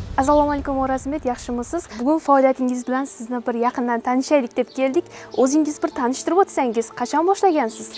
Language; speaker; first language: Uzbek; native; Uzbek